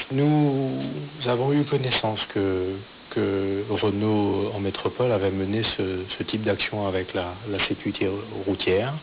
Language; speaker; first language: French; native; French